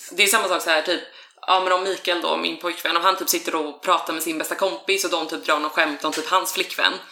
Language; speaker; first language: Swedish; native; Swedish